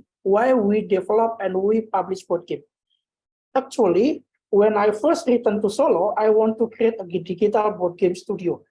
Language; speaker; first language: English; non-native, learner; Indonesian